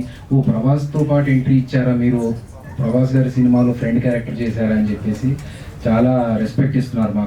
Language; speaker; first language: Telugu; native; Telugu